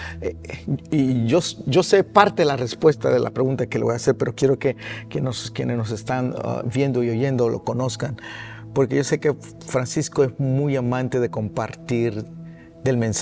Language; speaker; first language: Spanish; early bilingual, heritage; Spanish